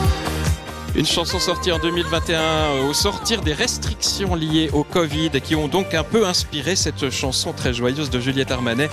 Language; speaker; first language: French; native; French